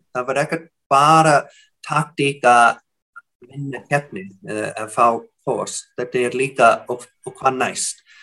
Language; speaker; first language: Icelandic; non-native, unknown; English